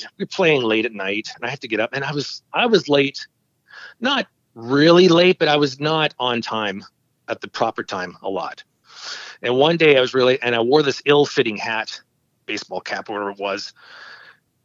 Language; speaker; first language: English; native; English